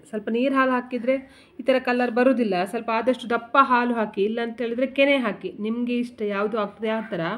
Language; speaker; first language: Kannada; non-native, local second language; Konkani